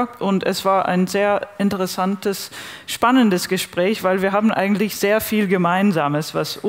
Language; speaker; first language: German; non-native, fluent; English